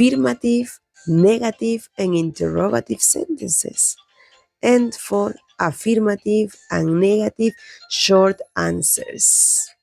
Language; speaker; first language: English; non-native, fluent; Spanish